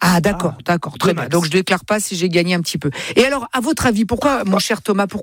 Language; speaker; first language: French; native; French